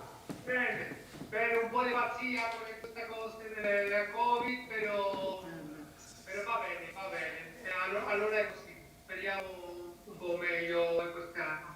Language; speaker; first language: Italian; non-native, learner; Spanish